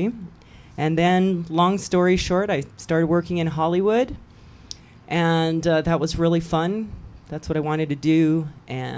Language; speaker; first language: English; native; English